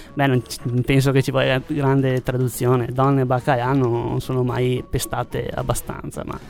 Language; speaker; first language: Italian; native; Italian